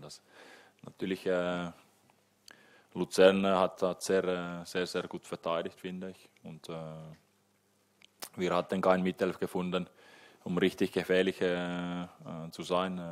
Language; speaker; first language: German; non-native, fluent; Finnish